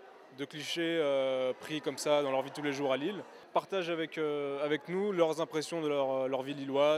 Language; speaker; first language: French; native; French